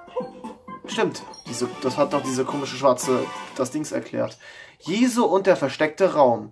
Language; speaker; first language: German; native; German